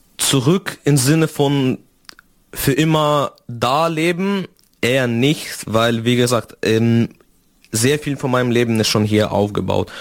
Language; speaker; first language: German; non-native, fluent; Russian